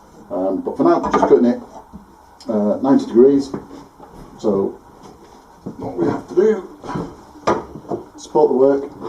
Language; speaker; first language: English; native; English